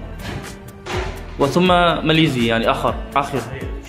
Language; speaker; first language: Arabic; non-native, learner; Malay